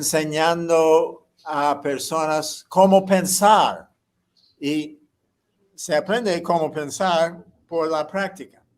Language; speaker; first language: Spanish; non-native, fluent; English